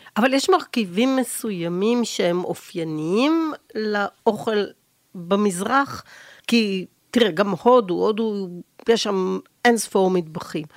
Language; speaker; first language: Hebrew; native; Hebrew